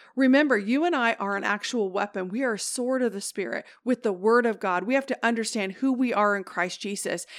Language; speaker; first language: English; native; English